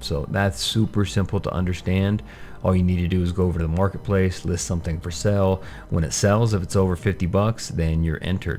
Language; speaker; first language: English; native; English